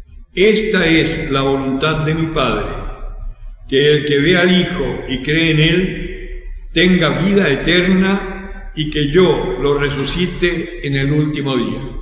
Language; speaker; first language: Spanish; native; Spanish